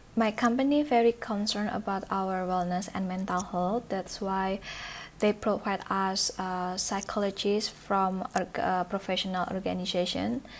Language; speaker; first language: English; non-native, learner; Indonesian